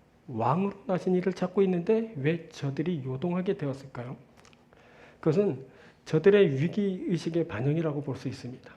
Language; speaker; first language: Korean; native; Korean